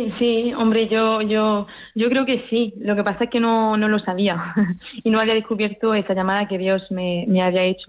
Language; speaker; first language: Spanish; early bilingual, heritage; French